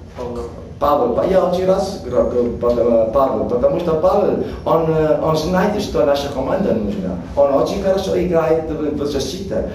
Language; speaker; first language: Russian; non-native, learner; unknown